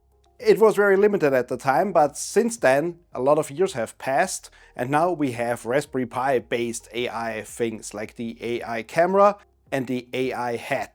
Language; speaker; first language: English; non-native, fluent; German